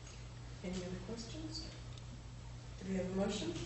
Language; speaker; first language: English; native; English